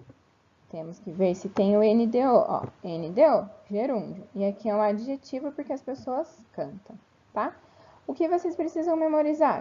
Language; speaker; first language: Portuguese; native; Portuguese